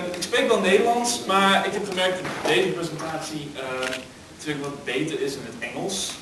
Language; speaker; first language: Dutch; non-native, fluent; English